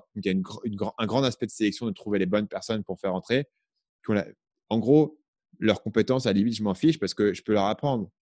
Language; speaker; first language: French; native; French